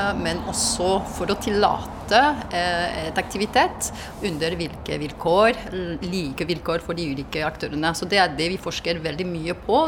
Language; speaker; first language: Norwegian; non-native, fluent; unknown